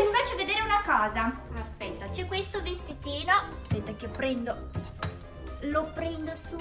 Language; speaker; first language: Italian; native; Italian